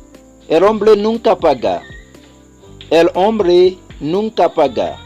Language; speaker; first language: Spanish; non-native, fluent; Haitian Creole